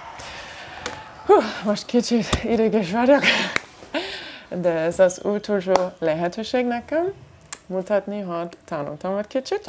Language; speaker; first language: Hungarian; non-native, learner; German